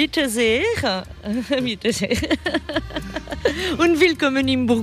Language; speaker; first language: German; non-native, fluent; French